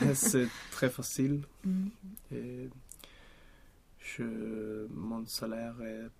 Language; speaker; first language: French; non-native, learner; Swedish